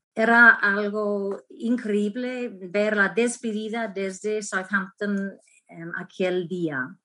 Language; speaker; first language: Spanish; non-native, fluent; English